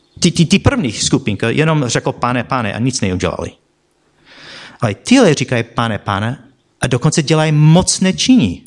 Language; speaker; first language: Czech; non-native, fluent; English